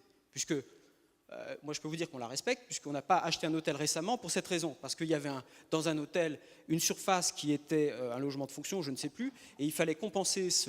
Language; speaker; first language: French; native; French